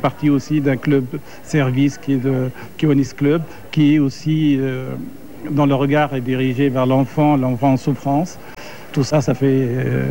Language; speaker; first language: French; non-native, local second language; Arabic